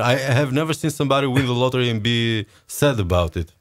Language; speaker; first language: English; non-native, fluent; Albanian